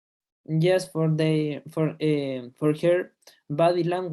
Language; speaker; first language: English; non-native, learner; Spanish